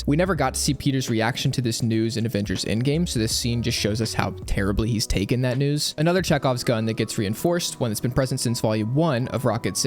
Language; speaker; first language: English; native; English